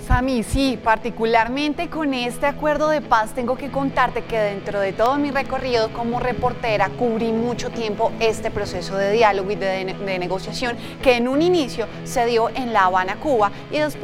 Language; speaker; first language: Spanish; native; Spanish